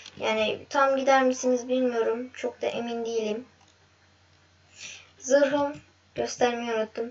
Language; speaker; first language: Turkish; native; Turkish